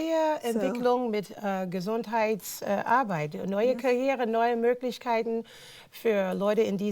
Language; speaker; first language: German; non-native, fluent; English